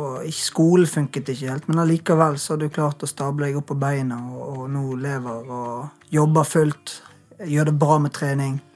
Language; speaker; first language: Norwegian; native; Norwegian